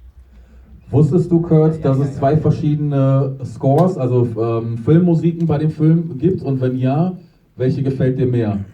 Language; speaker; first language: German; native; German